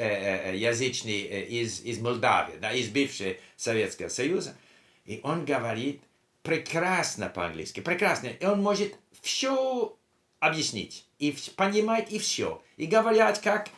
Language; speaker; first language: Russian; non-native, learner; English